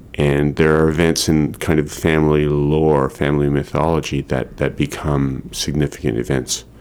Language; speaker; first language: English; native; English